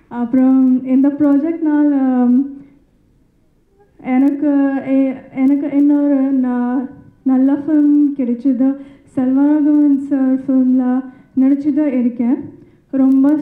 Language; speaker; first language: Tamil; non-native, learner; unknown